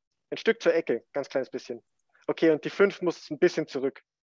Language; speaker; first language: German; native; German